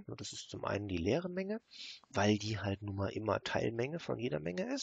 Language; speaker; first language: German; native; German